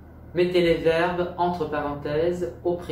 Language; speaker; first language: French; non-native, fluent; Vietnamese